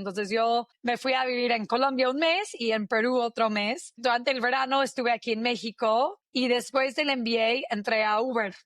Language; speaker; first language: Spanish; non-native, fluent; English